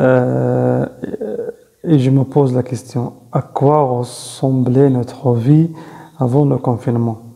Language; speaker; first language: French; non-native, fluent; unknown